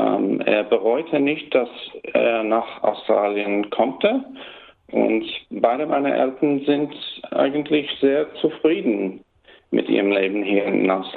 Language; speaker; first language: German; early bilingual, heritage; German